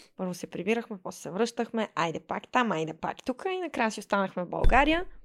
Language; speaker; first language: Bulgarian; early bilingual, heritage; Bulgarian